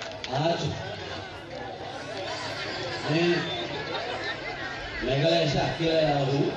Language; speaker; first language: Hindi; non-native, local second language; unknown